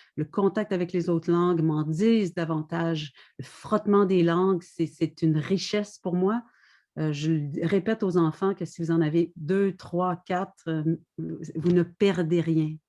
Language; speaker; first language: French; native; French